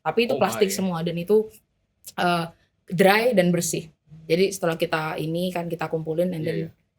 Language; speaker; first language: Indonesian; native; Indonesian